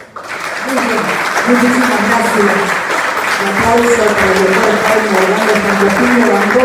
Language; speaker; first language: Spanish; native; Spanish